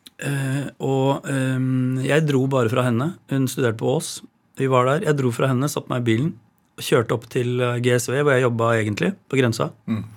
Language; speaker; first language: Norwegian; native; Norwegian